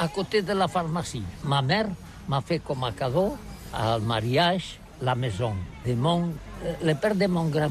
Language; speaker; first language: French; non-native, learner; Catalan